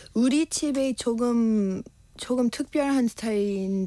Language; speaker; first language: Korean; non-native, learner; English